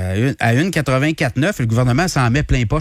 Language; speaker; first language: French; native; French